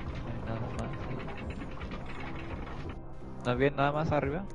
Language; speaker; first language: Spanish; early bilingual, other home language; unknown